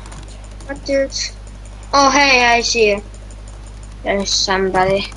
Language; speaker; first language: English; non-native, learner; Estonian